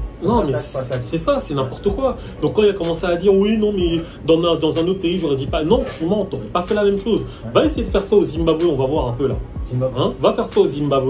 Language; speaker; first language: French; native; French